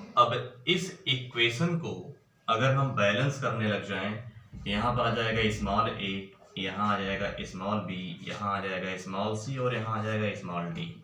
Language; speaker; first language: Hindi; native; Hindi